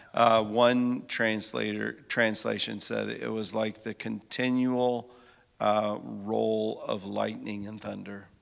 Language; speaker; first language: English; native; English